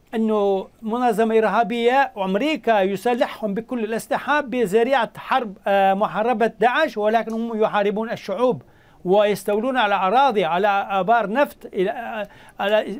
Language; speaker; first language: Arabic; non-native, fluent; Turkish